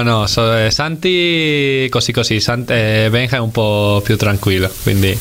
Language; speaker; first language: Italian; non-native, fluent; Spanish